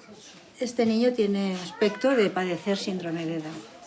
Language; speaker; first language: Spanish; native; Spanish